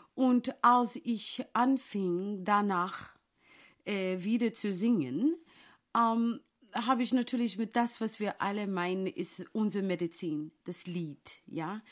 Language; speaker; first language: German; non-native, fluent; English